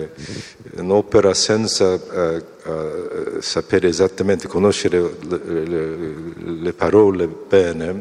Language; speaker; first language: Italian; non-native, fluent; Korean